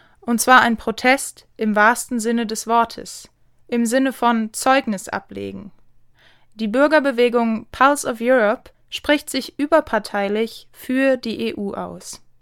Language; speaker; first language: German; native; German